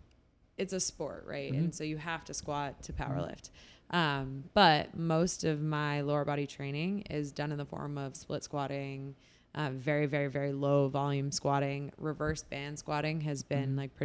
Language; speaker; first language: English; native; English